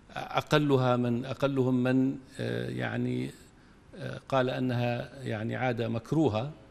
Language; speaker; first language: Arabic; native; Arabic